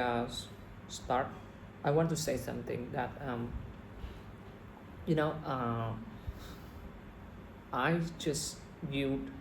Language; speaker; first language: English; non-native, learner; Vietnamese